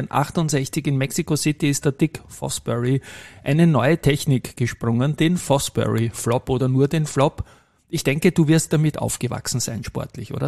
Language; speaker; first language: German; native; German